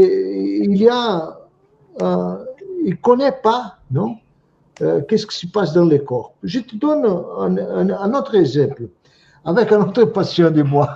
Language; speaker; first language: French; non-native, fluent; Portuguese